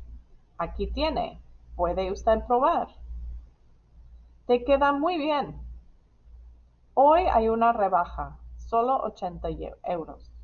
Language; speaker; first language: Spanish; non-native, fluent; English